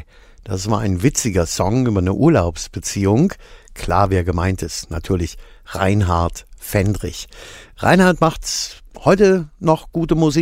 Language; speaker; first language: German; native; German